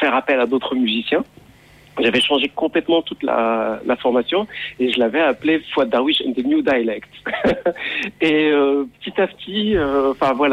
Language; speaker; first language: French; non-native, local second language; Arabic